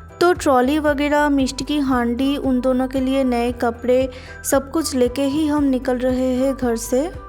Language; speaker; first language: Hindi; non-native, local second language; Bangla